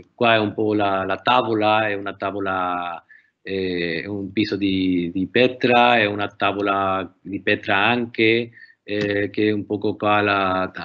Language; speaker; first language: Italian; non-native, learner; Spanish